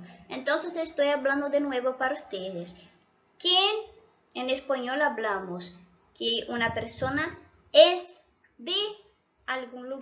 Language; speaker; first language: Spanish; non-native, fluent; Portuguese